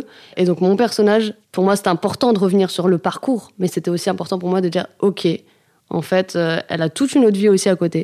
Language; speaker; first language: French; native; French